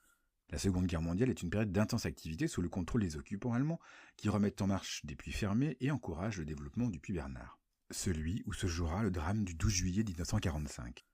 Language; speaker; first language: French; native; French